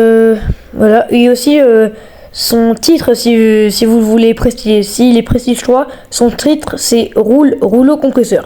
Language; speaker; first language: French; native; French